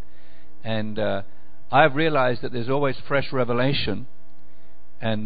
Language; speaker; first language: English; native; English